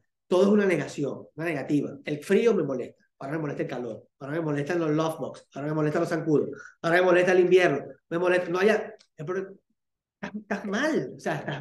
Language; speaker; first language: Spanish; native; Spanish